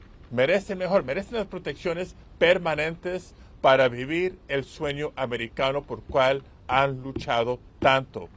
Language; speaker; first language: Spanish; early bilingual, heritage; Spanish